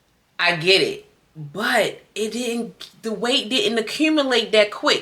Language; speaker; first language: English; native; English